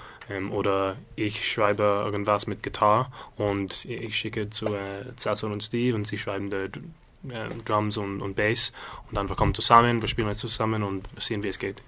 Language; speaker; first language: German; non-native, learner; English